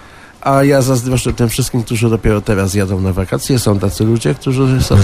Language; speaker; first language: Polish; native; Polish